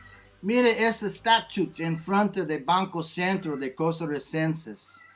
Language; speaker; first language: Spanish; non-native, learner; English